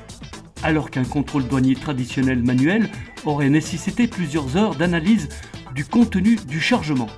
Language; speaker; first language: French; native; French